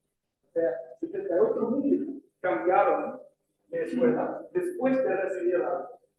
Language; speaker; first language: Spanish; non-native, fluent; English